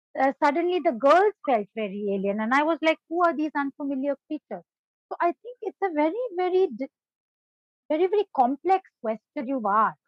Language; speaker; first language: English; non-native, local second language; Bangla